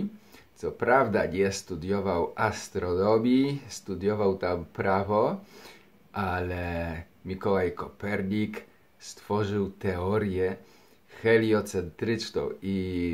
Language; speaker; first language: Polish; native; Polish